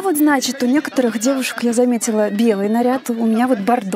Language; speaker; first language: Russian; native; Russian